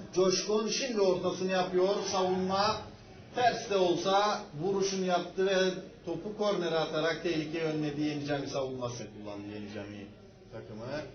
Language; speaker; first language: Turkish; native; Turkish